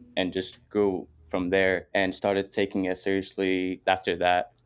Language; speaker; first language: English; early bilingual, other home language; Arabic